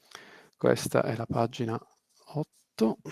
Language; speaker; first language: Italian; native; Italian